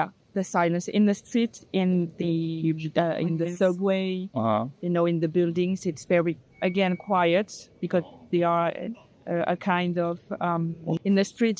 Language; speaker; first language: English; non-native, learner; French